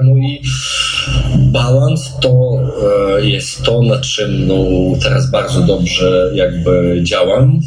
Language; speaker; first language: Polish; non-native, fluent; Russian